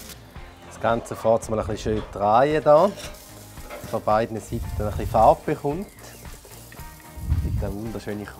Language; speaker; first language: German; native; German